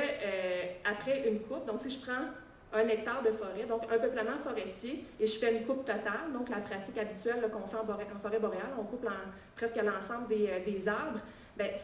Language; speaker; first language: French; native; French